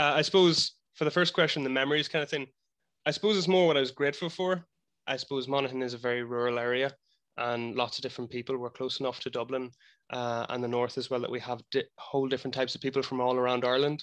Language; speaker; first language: English; native; English